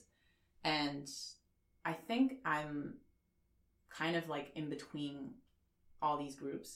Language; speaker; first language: English; non-native, fluent; Chinese